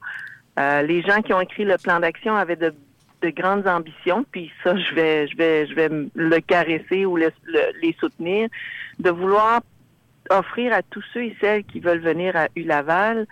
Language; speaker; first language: French; native; French